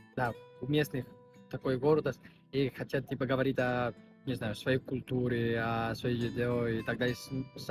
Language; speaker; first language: Russian; non-native, learner; Spanish